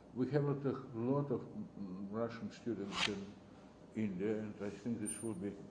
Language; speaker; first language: English; non-native, learner; Russian